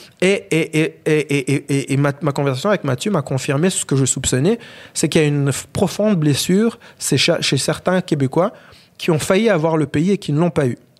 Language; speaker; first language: French; non-native, local second language; Kinyarwanda